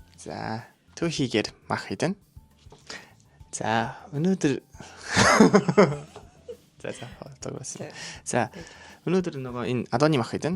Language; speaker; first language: Mongolian; non-native, learner; Japanese